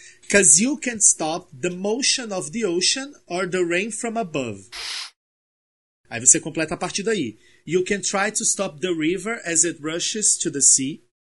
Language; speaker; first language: English; non-native, fluent; Portuguese